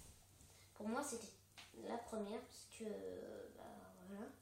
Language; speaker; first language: French; native; French